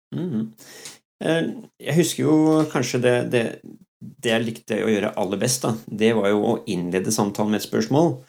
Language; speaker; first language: Norwegian; early bilingual, other home language; Dutch